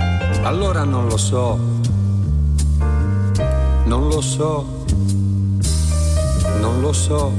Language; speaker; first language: Italian; non-native, fluent; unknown